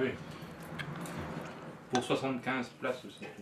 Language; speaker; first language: French; non-native, fluent; Uzbek